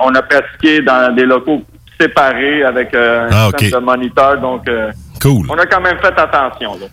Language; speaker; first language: French; non-native, local second language; Spanish